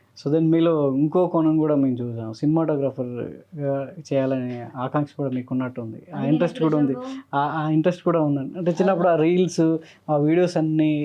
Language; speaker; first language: Telugu; native; Telugu